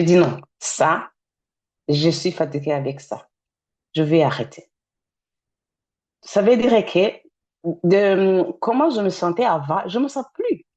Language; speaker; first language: French; non-native, fluent; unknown